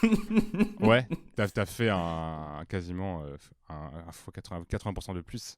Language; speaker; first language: French; native; French